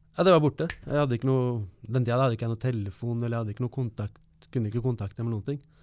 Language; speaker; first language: Norwegian; early bilingual, other home language; Kurdish